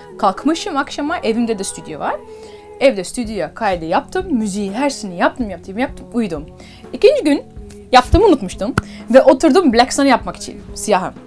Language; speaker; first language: Turkish; early bilingual, heritage; Turkish